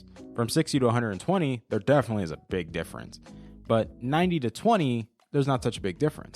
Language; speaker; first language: English; native; English